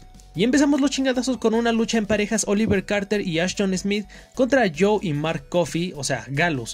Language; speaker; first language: Spanish; native; Spanish